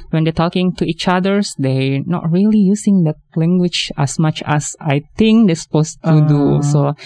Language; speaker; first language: English; non-native, fluent; Indonesian